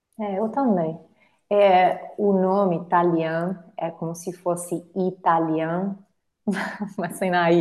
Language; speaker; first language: Portuguese; non-native, fluent; Italian